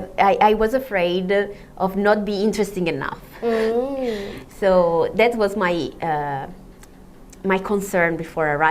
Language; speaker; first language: English; non-native, fluent; Italian